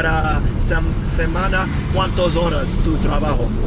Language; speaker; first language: Spanish; non-native, learner; English